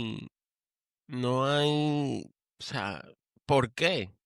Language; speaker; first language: Spanish; native; Spanish